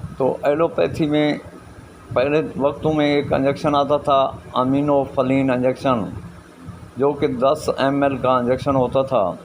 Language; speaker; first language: Urdu; non-native, local second language; Saraiki